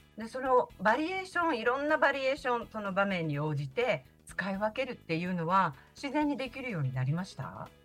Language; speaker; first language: Japanese; native; Japanese